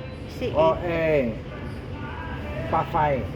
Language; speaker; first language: English; non-native, learner; Vietnamese